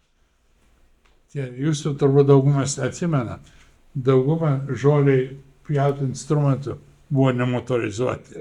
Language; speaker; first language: Lithuanian; native; Lithuanian